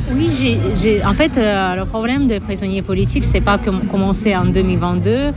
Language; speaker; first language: French; non-native, fluent; Russian